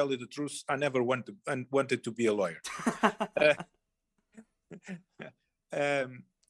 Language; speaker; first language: English; non-native, fluent; Portuguese